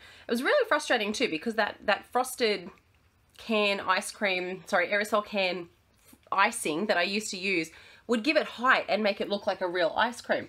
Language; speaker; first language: English; native; English